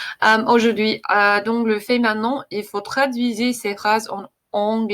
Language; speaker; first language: French; non-native, fluent; English